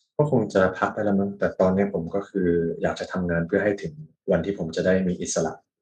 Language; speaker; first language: Thai; native; Thai